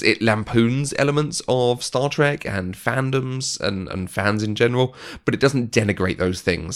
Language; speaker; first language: English; native; English